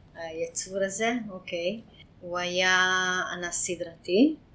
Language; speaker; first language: Hebrew; non-native, fluent; Hungarian